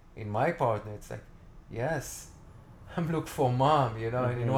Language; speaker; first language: English; non-native, fluent; Hebrew